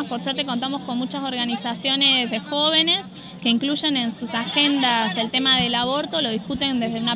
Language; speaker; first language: Spanish; native; Spanish